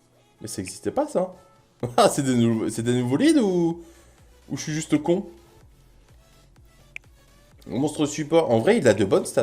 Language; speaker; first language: French; native; French